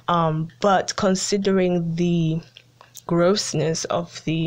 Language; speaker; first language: English; early bilingual, other home language; Italian